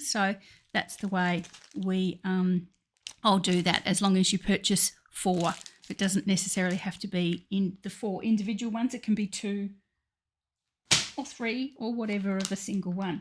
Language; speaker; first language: English; native; English